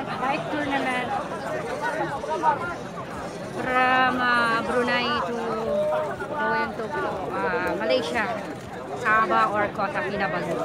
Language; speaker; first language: English; non-native, local second language; Filipino